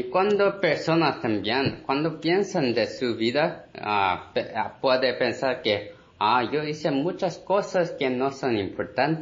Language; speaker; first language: Spanish; non-native, learner; Korean